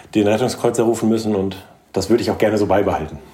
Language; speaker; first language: German; native; German